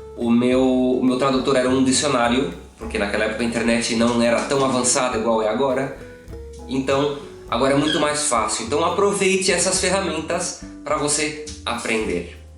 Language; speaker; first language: Portuguese; native; Portuguese